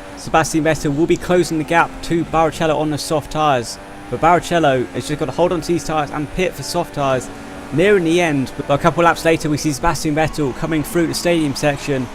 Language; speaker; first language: English; native; English